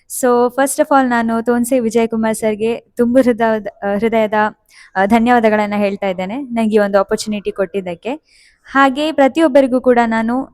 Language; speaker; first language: Kannada; native; Kannada